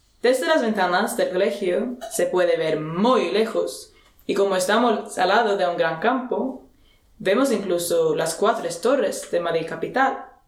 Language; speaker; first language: Spanish; non-native, fluent; Swedish